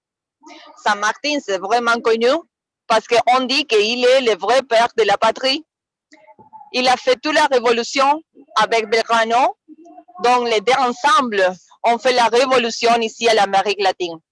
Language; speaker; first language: French; non-native, fluent; Spanish